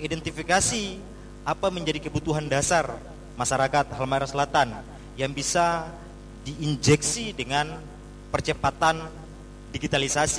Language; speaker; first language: Indonesian; native; Indonesian